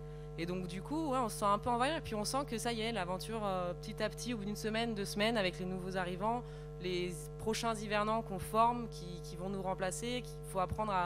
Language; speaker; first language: French; native; French